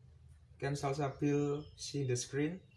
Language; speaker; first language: English; non-native, learner; Indonesian